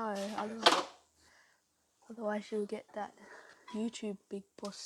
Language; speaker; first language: English; native; English